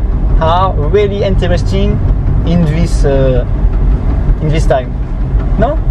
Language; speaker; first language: English; non-native, learner; French